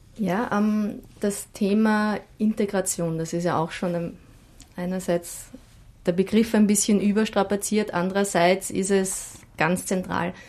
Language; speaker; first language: German; native; German